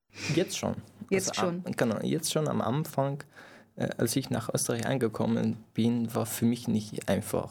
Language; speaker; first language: German; non-native, fluent; Persian